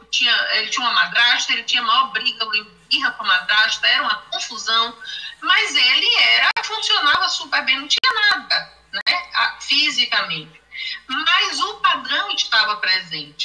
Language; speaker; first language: Portuguese; native; Portuguese